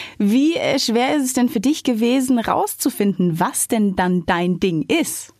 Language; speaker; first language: German; native; German